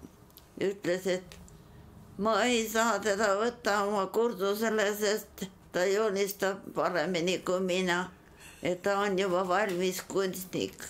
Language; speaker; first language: Estonian; non-native, local second language; Yiddish